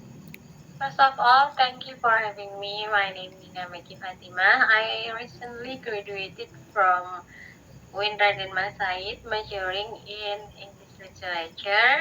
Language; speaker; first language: English; non-native, learner; Indonesian